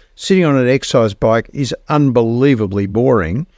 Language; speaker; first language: English; native; English